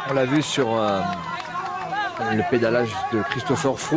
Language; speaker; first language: French; native; French